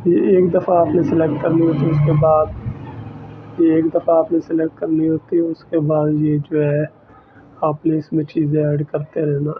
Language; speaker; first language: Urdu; non-native, local second language; Punjabi